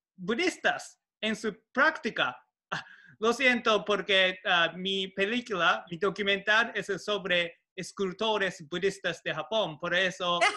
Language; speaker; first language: Spanish; non-native, learner; Japanese